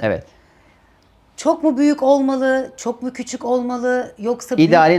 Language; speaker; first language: Turkish; native; Turkish